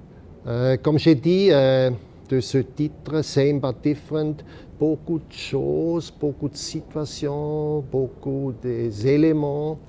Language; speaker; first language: French; non-native, local second language; German